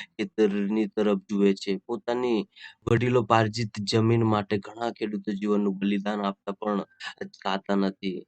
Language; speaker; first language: Gujarati; non-native, local second language; Rathawi